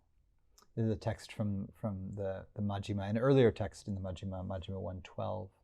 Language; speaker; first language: English; native; English